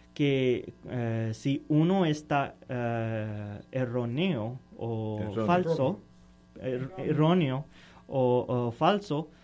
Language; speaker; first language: Spanish; non-native, learner; Urdu